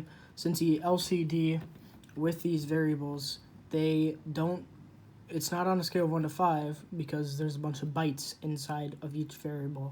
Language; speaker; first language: English; native; English